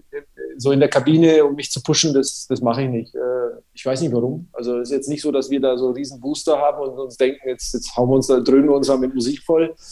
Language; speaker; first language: German; native; German